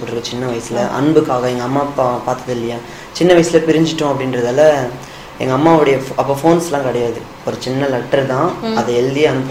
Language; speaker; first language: Tamil; native; Tamil